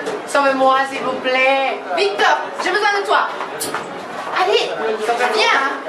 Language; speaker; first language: French; non-native, learner; Spanish